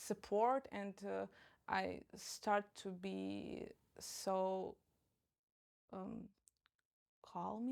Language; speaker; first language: English; non-native, fluent; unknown